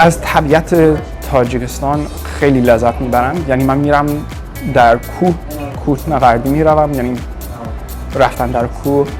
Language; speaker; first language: Persian; non-native, learner; English